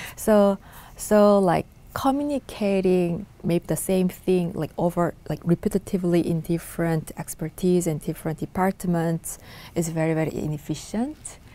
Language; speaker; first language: English; non-native, fluent; Korean